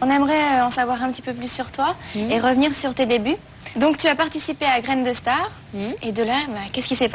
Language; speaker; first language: French; native; French